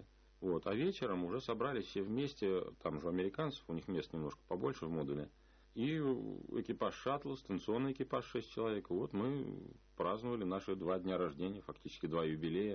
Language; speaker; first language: Russian; native; Russian